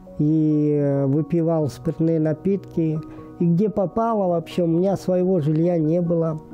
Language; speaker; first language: Russian; native; Russian